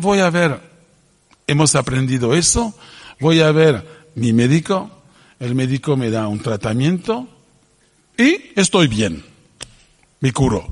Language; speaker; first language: Spanish; non-native, fluent; French